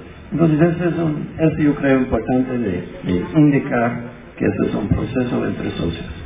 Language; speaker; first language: Spanish; non-native, fluent; English